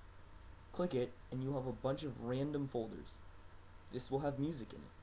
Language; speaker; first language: English; native; English